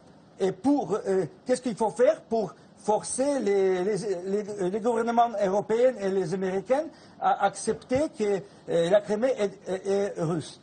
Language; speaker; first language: French; non-native, fluent; Russian